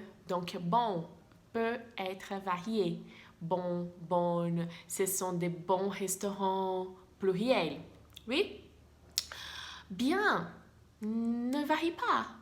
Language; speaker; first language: French; non-native, fluent; Portuguese